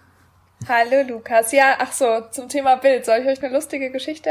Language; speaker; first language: German; native; German